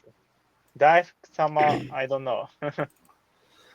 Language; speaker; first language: English; non-native, learner; Japanese